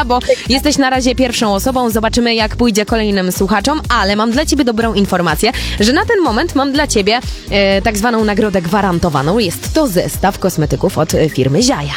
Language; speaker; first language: Polish; native; Polish